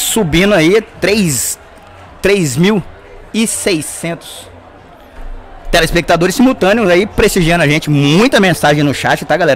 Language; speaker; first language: Portuguese; native; Portuguese